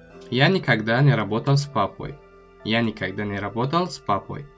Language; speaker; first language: Russian; non-native, local second language; Tajik